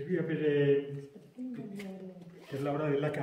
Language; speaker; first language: Italian; native; Italian